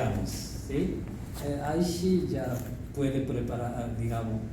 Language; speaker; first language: Spanish; non-native, learner; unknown